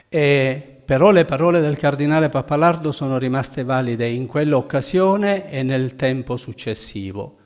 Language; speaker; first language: Italian; native; Italian